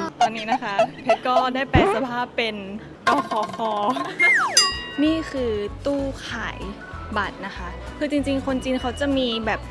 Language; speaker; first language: Thai; native; Thai